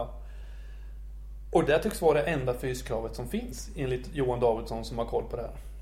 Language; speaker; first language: Swedish; native; Swedish